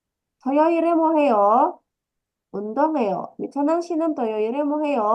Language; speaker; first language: Korean; non-native, fluent; Indonesian